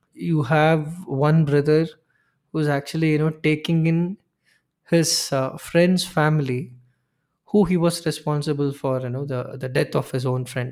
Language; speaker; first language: English; non-native, local second language; Tamil